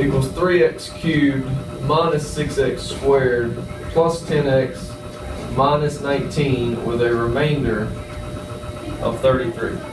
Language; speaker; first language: English; native; English